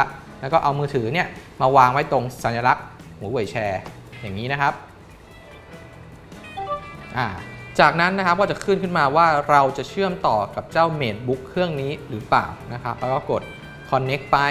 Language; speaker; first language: Thai; native; Thai